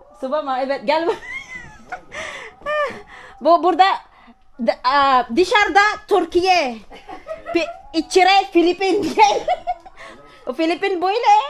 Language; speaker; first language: Turkish; non-native, learner; Filipino